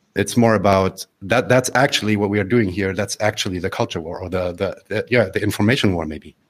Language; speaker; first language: English; non-native, fluent; Polish